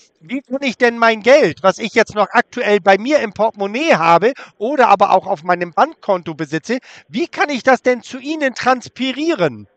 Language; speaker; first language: German; native; German